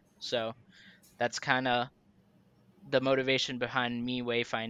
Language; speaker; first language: English; native; English